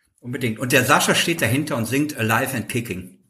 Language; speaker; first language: German; native; German